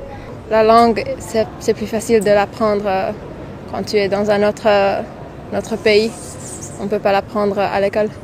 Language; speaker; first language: French; non-native, learner; Finnish